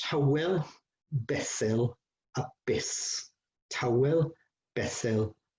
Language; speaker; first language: Welsh; native; Welsh